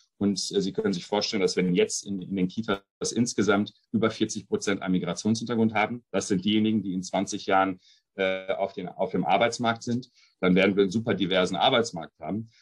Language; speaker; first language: German; early bilingual, other home language; Arabic